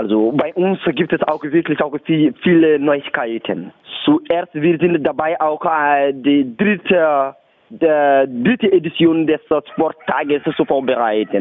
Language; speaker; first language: German; non-native, learner; Bambara